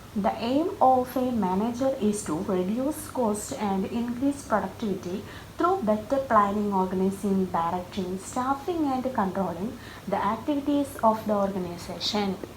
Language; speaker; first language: English; non-native, local second language; Malayalam